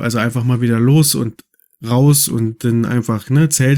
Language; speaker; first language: German; native; German